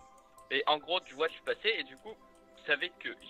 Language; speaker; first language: French; native; French